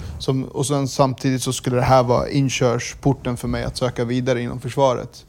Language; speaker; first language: Swedish; early bilingual, other home language; Kurdish